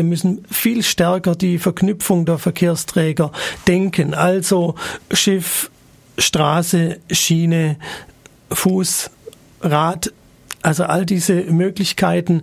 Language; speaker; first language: German; native; German